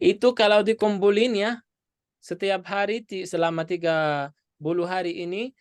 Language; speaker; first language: Indonesian; non-native, fluent; Arabic